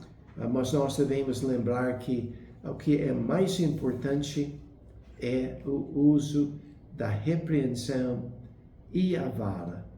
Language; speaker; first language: Portuguese; non-native, fluent; English